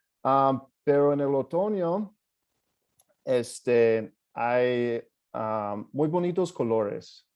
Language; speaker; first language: Spanish; non-native, fluent; English